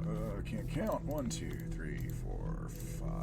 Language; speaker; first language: English; native; English